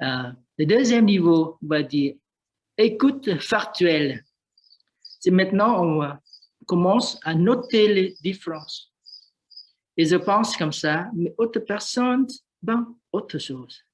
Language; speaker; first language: French; non-native, learner; Vietnamese